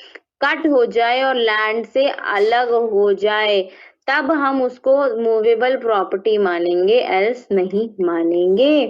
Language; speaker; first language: Hindi; native; Hindi